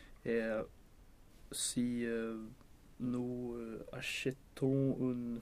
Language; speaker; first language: French; non-native, learner; Swedish